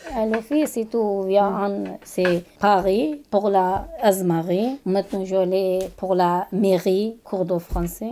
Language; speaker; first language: French; non-native, learner; Kurdish